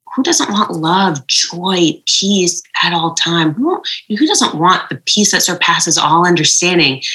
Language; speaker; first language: English; native; English